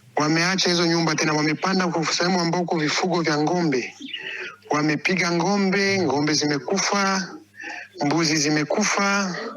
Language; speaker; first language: Swahili; non-native, local second language; Kinyarwanda